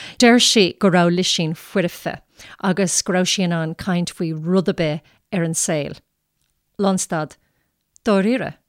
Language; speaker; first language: Irish; native; Irish